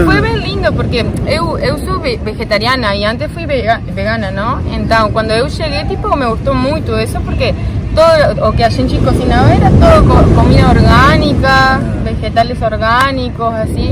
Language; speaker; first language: Portuguese; non-native, learner; Spanish